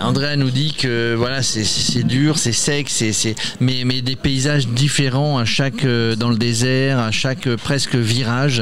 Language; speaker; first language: French; native; French